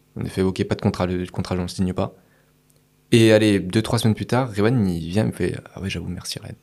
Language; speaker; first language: French; native; French